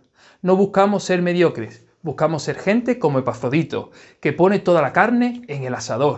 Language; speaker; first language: Spanish; native; Spanish